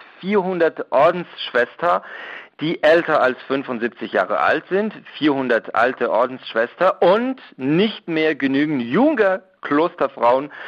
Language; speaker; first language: German; non-native, local second language; French